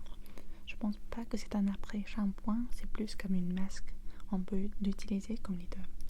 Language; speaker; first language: French; non-native, fluent; English